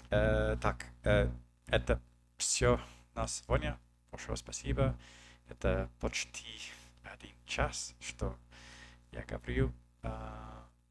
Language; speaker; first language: Russian; non-native, learner; English